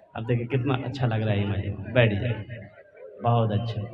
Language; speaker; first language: Hindi; non-native, local second language; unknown